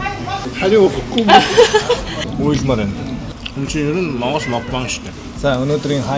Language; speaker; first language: Mongolian; non-native, fluent; Korean